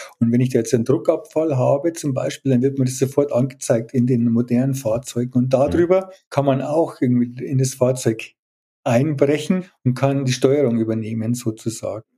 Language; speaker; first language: German; native; German